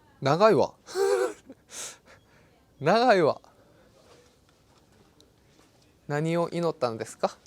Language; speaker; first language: Japanese; non-native, fluent; Korean